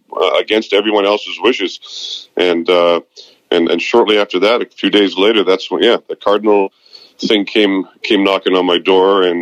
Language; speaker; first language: English; native; English